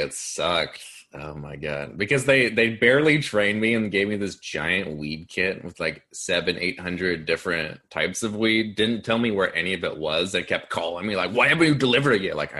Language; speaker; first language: English; native; English